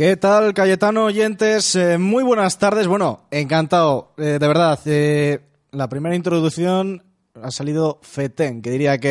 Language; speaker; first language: Spanish; native; Spanish